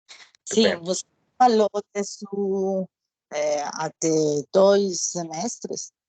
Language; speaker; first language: Portuguese; non-native, learner; Spanish